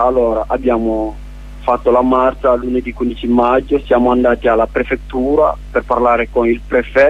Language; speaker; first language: Italian; non-native, learner; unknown